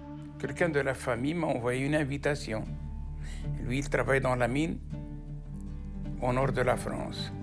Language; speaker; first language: French; non-native, local second language; Arabic